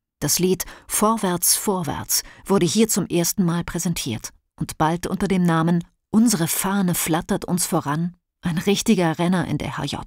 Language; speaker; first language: German; native; German